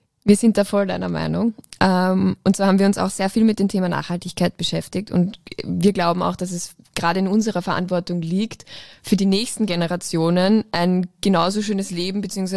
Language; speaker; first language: German; native; German